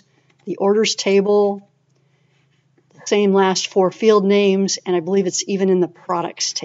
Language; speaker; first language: English; native; English